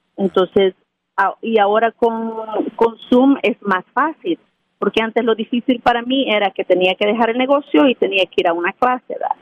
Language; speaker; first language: Spanish; native; Spanish